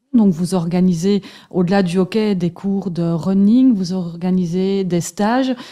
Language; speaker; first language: French; native; French